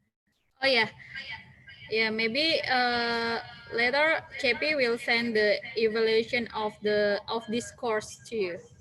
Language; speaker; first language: English; non-native, local second language; Indonesian